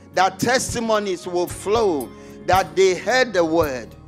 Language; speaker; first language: English; non-native, local second language; Akan